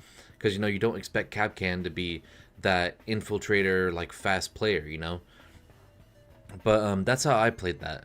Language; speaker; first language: English; native; English